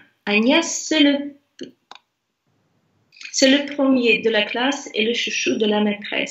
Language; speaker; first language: French; non-native, learner; Russian